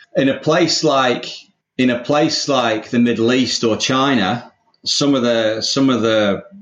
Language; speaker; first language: English; native; English